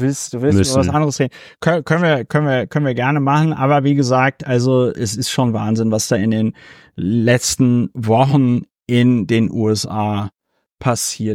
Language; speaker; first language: German; native; German